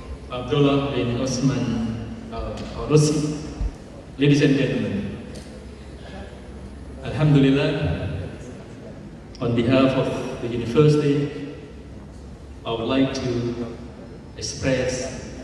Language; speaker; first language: English; non-native, fluent; Indonesian